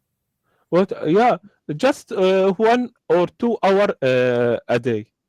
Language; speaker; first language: English; non-native, learner; Arabic